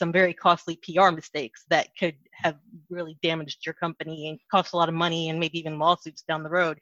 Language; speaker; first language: English; native; English